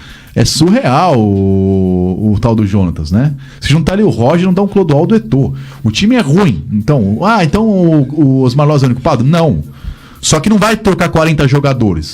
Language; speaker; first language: Portuguese; native; Portuguese